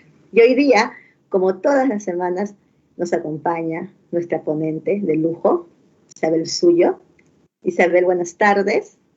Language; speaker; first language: Spanish; native; Spanish